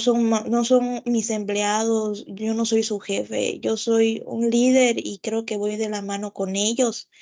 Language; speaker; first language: Spanish; native; Spanish